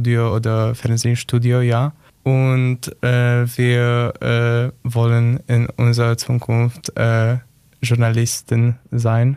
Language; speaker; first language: German; non-native, learner; Polish